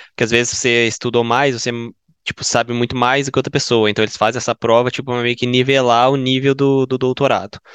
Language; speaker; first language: Portuguese; native; Portuguese